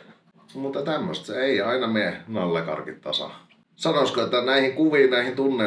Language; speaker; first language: Finnish; native; Finnish